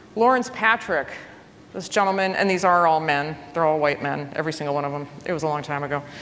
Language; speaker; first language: English; native; English